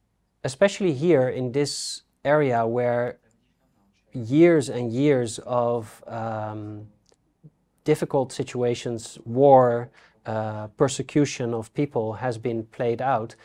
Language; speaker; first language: English; non-native, fluent; Dutch